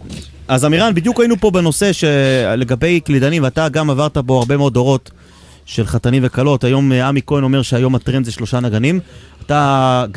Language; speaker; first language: Hebrew; native; Hebrew